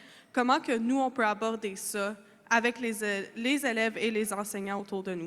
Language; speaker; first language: French; native; French